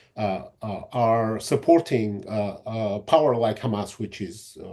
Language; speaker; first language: English; non-native, fluent; Georgian